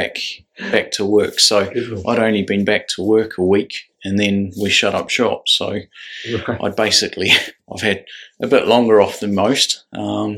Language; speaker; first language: English; native; English